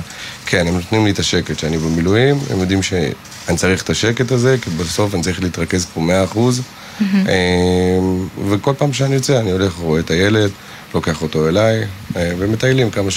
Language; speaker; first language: Hebrew; native; Hebrew